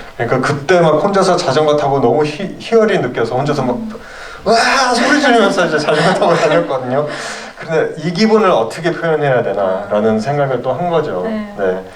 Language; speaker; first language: Korean; early bilingual, heritage; Korean